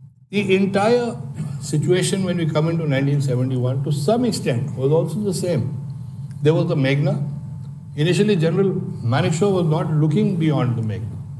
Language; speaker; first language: English; non-native, local second language; Hindi